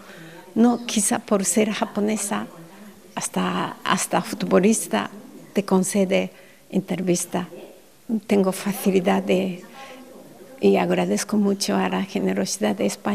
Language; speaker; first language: Spanish; non-native, fluent; Japanese